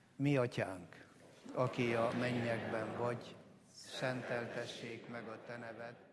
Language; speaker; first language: Hungarian; native; Hungarian